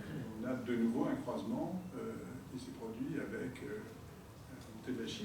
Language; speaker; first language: French; native; French